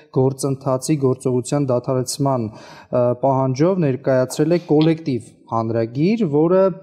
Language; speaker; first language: Armenian; native; Armenian